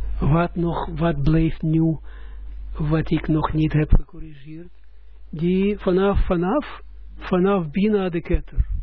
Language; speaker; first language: Dutch; non-native, fluent; Russian